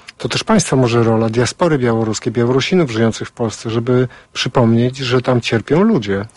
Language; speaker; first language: Polish; native; Polish